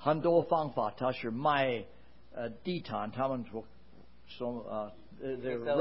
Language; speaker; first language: Chinese; non-native, fluent; English